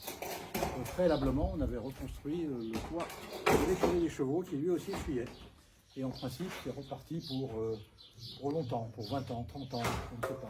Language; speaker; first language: French; native; French